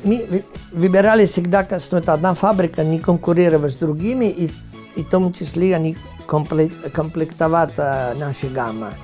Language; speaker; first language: Russian; non-native, learner; Italian